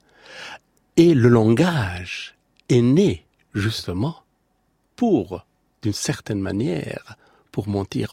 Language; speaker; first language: French; non-native, fluent; Persian